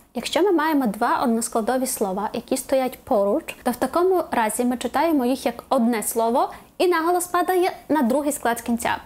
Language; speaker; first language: Ukrainian; native; Ukrainian